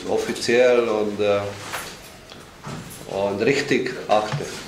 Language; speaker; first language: German; non-native, fluent; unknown